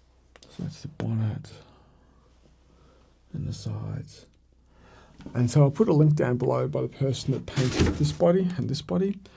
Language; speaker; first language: English; native; English